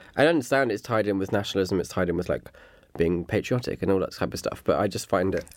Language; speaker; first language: English; native; English